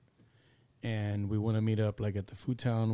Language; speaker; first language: English; early bilingual, other home language; Spanish